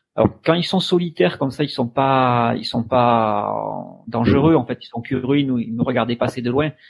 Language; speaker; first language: French; native; French